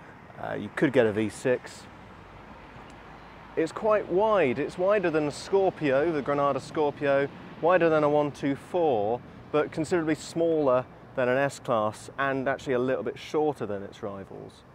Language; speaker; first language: English; native; English